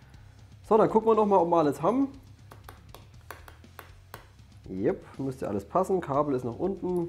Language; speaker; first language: German; native; German